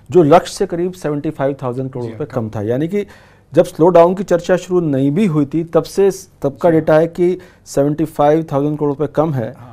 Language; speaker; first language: Hindi; native; Hindi